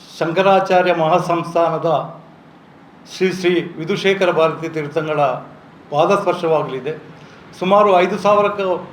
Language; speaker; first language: Kannada; native; Kannada